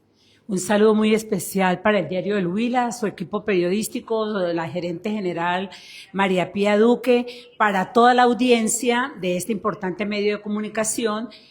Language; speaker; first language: Spanish; native; Spanish